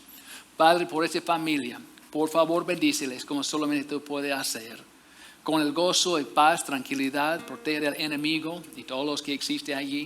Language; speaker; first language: Spanish; non-native, fluent; English